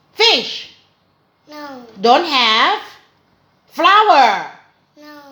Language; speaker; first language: English; non-native, learner; Thai